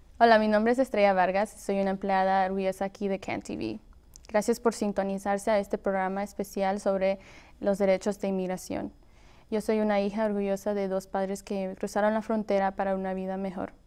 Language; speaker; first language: Spanish; early bilingual, heritage; Spanish